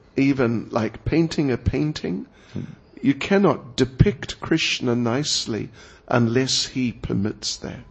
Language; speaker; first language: English; native; English